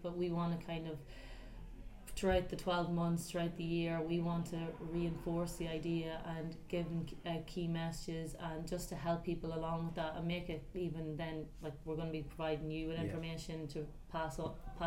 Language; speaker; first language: English; native; English